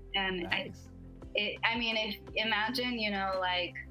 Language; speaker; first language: English; native; English